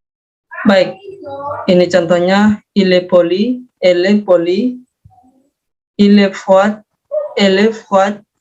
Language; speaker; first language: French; non-native, learner; Indonesian